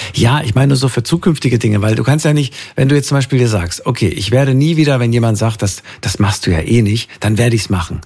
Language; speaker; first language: German; native; German